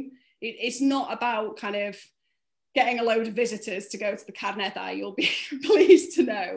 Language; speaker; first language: English; native; English